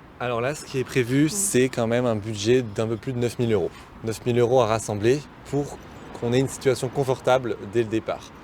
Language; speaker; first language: French; native; French